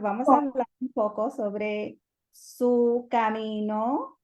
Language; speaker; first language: Spanish; early bilingual, other home language; English